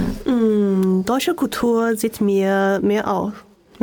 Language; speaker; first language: German; non-native, learner; Chinese